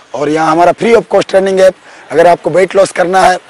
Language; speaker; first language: Hindi; non-native, local second language; Odia